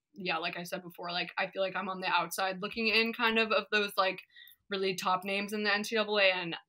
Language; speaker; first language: English; native; English